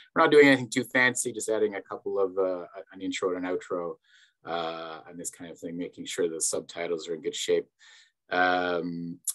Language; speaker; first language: English; native; English